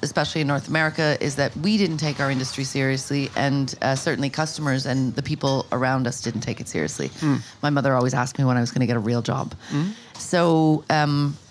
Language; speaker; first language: English; native; English